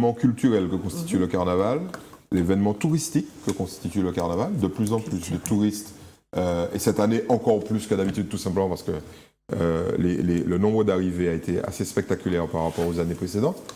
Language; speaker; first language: French; native; French